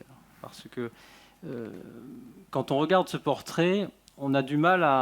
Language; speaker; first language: French; native; French